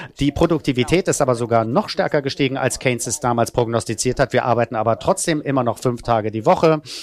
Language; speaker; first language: German; non-native, fluent; Italian